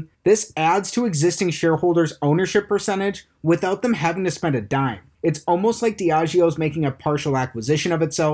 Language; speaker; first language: English; native; English